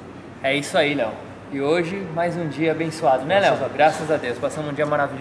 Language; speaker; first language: Portuguese; native; Portuguese